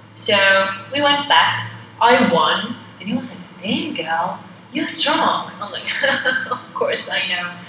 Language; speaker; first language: English; non-native, fluent; Estonian